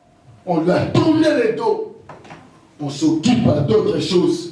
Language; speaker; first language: French; non-native, local second language; Lingala